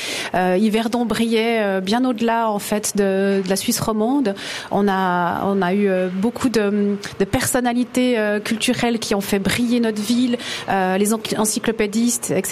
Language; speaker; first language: French; native; French